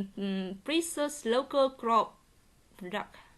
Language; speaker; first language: English; non-native, learner; Vietnamese